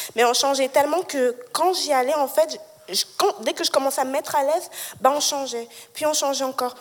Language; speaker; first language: French; native; French